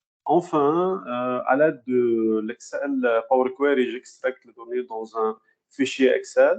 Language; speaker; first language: French; non-native, fluent; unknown